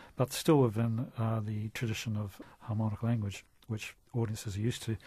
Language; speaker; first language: English; native; English